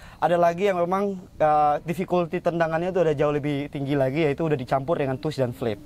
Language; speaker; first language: Indonesian; native; Indonesian